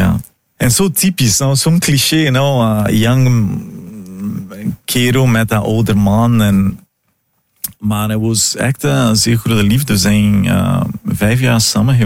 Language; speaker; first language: Dutch; non-native, fluent; Portuguese